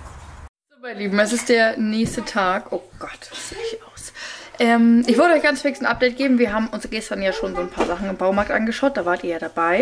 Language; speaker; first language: German; native; German